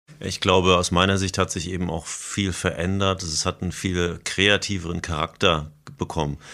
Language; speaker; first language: German; native; German